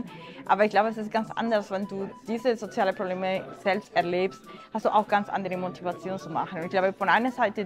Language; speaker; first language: German; non-native, fluent; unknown